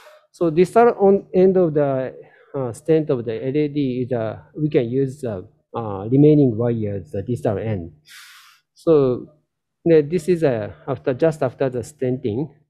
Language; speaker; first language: English; non-native, learner; Japanese